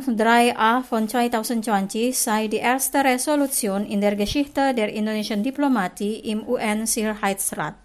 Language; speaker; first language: German; non-native, fluent; Indonesian